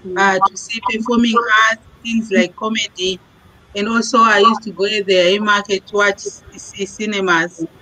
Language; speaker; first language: English; non-native, local second language; Shona